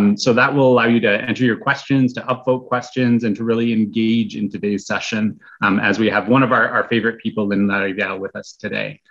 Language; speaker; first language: English; native; English